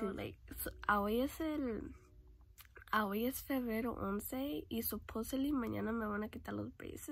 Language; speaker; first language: Spanish; early bilingual, other home language; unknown